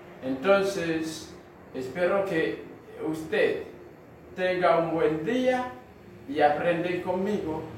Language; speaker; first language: Spanish; non-native, fluent; Haitian Creole